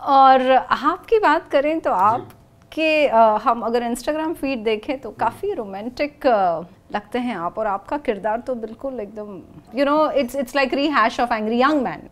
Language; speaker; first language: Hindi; non-native, local second language; Gujarati